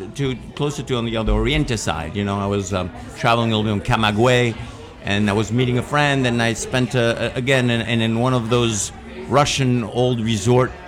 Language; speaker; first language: English; non-native, fluent; Spanish